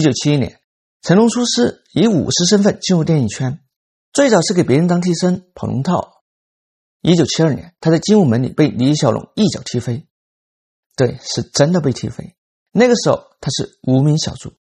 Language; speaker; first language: Chinese; native; Chinese